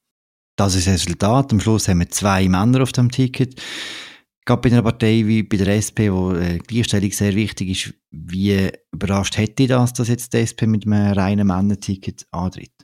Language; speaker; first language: German; native; German